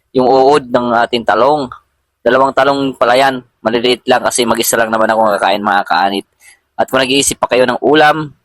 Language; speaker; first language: Filipino; non-native, local second language; Bikol